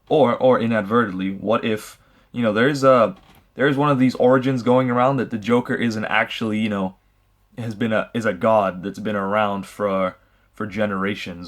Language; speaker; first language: English; native; English